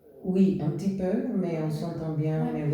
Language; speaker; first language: French; non-native, fluent; Spanish